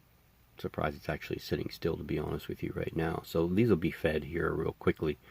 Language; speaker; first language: English; native; English